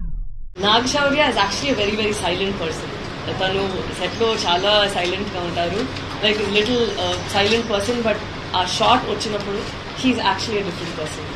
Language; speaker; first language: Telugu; non-native, learner; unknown